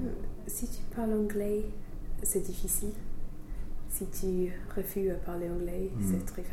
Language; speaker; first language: French; non-native, fluent; English